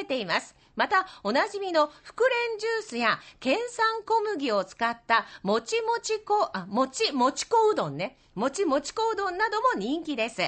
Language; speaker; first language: Japanese; native; Japanese